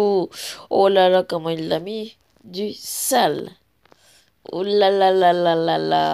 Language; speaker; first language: French; native; French